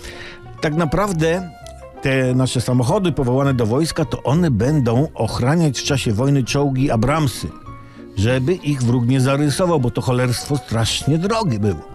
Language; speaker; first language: Polish; native; Polish